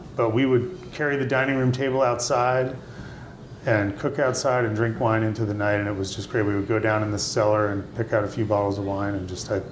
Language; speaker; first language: English; native; English